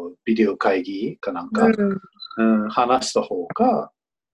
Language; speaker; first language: Japanese; non-native, fluent; English